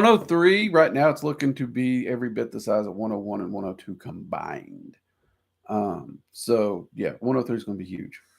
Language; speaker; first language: English; native; English